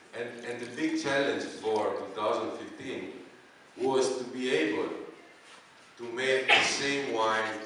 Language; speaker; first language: English; non-native, fluent; Italian